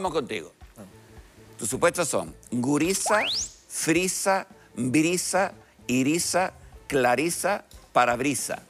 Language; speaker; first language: Spanish; native; Spanish